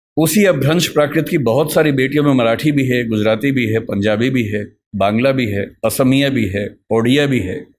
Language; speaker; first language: Hindi; native; Hindi